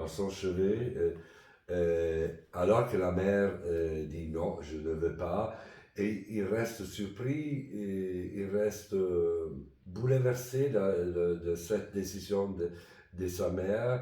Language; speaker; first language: French; non-native, fluent; Italian